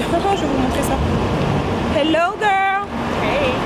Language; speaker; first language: French; native; French